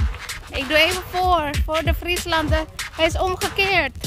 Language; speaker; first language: Dutch; non-native, fluent; Cebuano